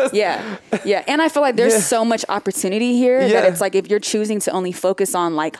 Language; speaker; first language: English; native; English